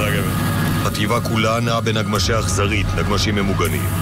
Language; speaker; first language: Hebrew; native; Hebrew